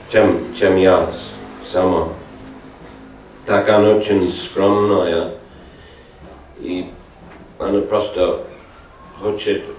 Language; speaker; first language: Russian; non-native, learner; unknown